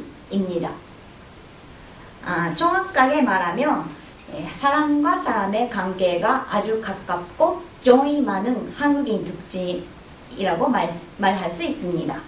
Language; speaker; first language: Korean; non-native, fluent; Japanese